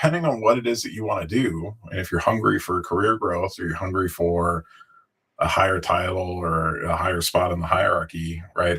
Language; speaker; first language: English; native; English